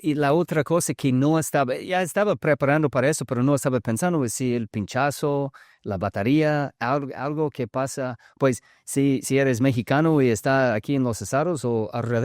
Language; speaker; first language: Spanish; early bilingual, heritage; English